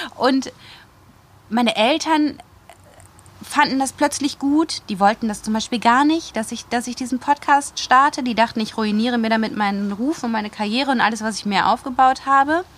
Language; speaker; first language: German; native; German